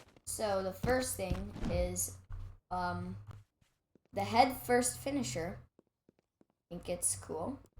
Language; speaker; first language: English; native; English